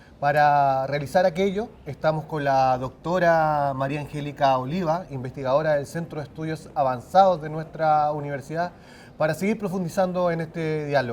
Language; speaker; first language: Spanish; native; Spanish